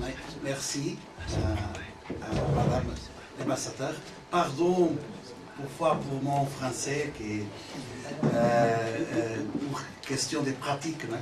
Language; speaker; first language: French; non-native, learner; Portuguese